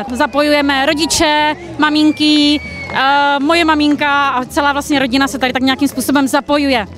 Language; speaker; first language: Czech; native; Czech